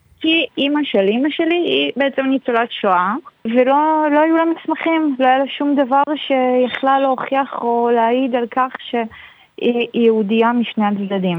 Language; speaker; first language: Hebrew; early bilingual, other home language; Russian